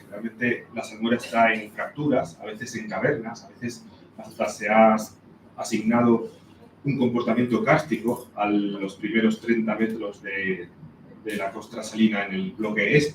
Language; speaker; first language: Spanish; native; Spanish